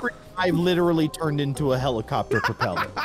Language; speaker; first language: English; native; English